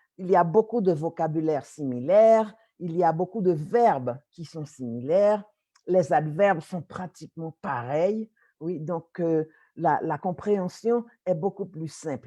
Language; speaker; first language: French; native; French